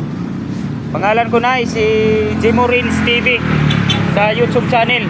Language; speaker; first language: Filipino; non-native, local second language; Cebuano